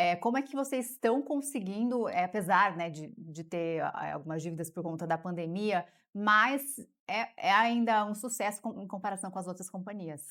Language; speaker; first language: Portuguese; native; Portuguese